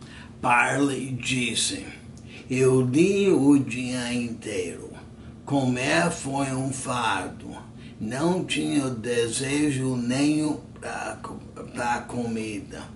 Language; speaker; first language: Portuguese; non-native, fluent; English